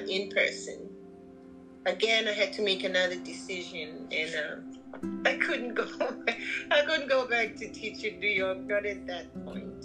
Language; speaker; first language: English; non-native, local second language; Zulu